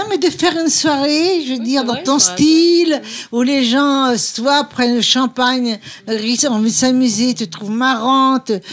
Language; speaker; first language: French; native; French